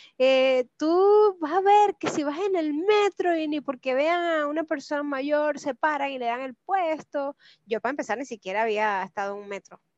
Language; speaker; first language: Spanish; native; Spanish